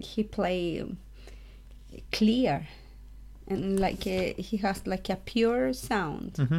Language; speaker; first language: English; non-native, learner; Spanish